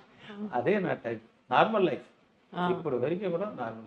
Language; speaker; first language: Telugu; non-native, learner; Tamil